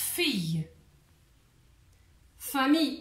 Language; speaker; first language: French; non-native, local second language; Arabic